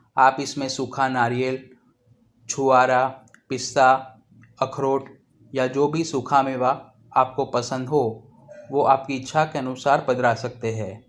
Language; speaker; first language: Hindi; non-native, local second language; Gujarati